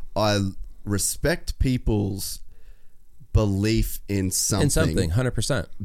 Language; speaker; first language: English; native; English